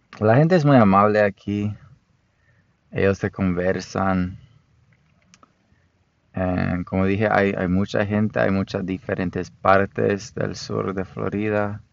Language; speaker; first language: Spanish; non-native, fluent; English